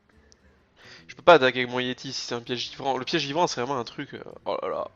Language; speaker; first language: French; native; French